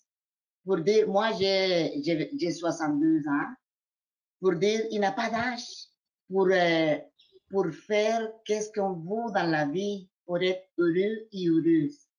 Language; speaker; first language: French; non-native, fluent; Spanish